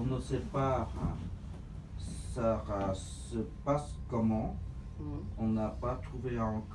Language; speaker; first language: French; non-native, fluent; Vietnamese